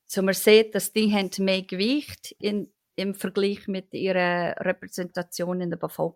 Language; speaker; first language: German; non-native, fluent; English